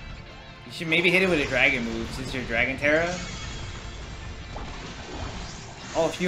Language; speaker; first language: English; native; English